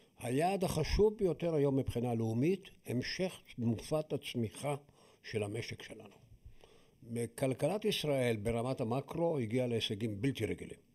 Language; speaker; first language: Hebrew; native; Hebrew